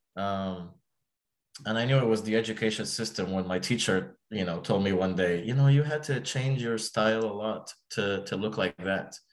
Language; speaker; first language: English; early bilingual, other home language; Arabic